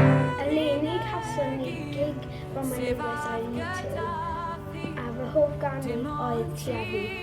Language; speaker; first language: Welsh; non-native, local second language; English